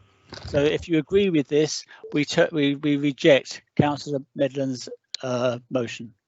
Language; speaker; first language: English; native; English